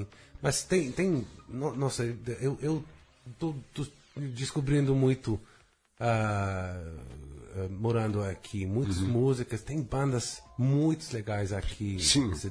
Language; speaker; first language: Portuguese; non-native, fluent; English